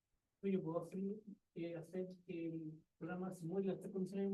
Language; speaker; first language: Spanish; native; Spanish